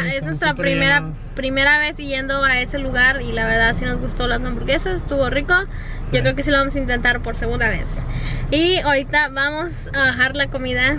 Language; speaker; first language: Spanish; native; Spanish